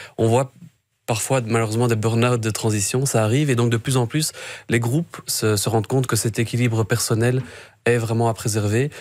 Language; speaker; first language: French; native; French